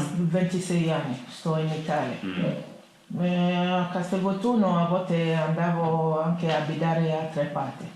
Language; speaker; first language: Italian; non-native, fluent; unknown